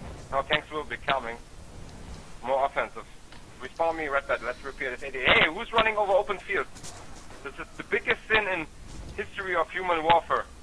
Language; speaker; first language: English; non-native, fluent; German